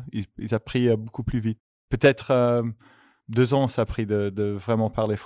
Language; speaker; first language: French; non-native, fluent; English